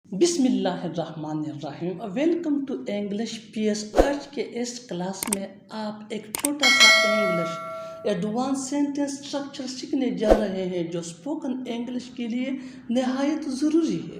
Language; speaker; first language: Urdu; non-native, local second language; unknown